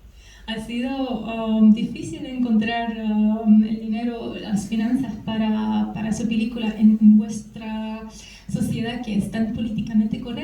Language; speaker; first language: Spanish; non-native, fluent; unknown